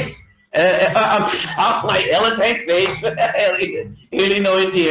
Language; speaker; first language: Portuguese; non-native, learner; English